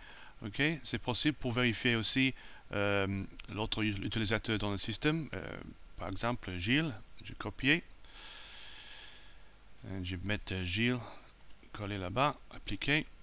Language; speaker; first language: French; non-native, learner; English